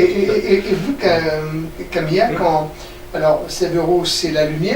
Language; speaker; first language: French; native; French